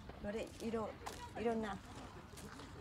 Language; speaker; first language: Japanese; non-native, learner; Vietnamese